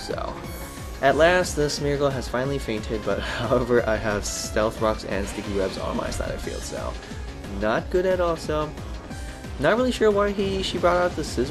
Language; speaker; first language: English; native; English